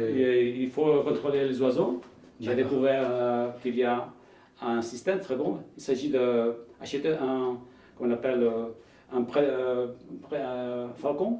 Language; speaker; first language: French; non-native, fluent; Spanish